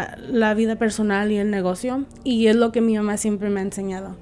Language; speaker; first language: Spanish; early bilingual, heritage; Spanish